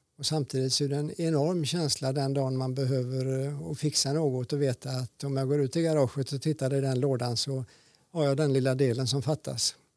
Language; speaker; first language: Swedish; native; Swedish